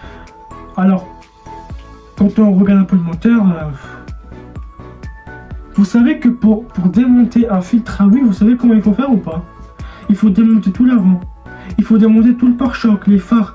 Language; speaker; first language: French; native; French